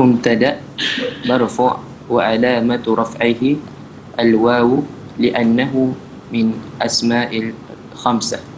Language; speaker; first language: Arabic; non-native, learner; Malay